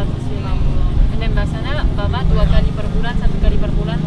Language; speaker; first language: Indonesian; non-native, learner; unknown